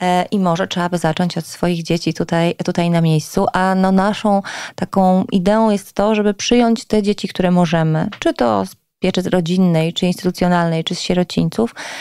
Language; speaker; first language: Polish; native; Polish